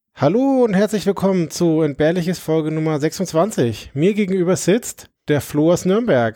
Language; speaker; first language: German; native; German